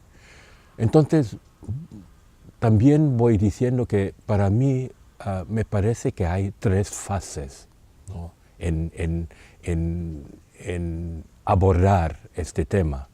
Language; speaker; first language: Spanish; non-native, fluent; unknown